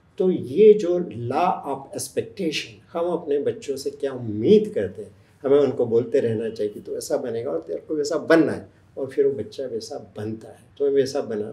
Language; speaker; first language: Hindi; native; Hindi